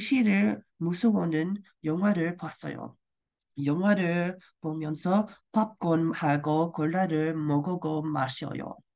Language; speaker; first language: Korean; non-native, learner; English